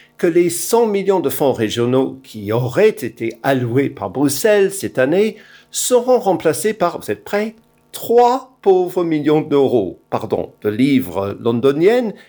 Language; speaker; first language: French; non-native, fluent; English